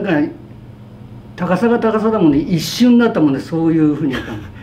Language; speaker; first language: Japanese; native; Japanese